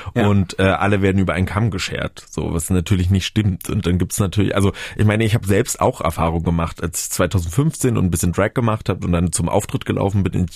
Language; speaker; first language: German; native; German